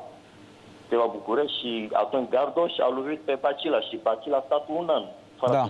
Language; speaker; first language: Romanian; non-native, learner; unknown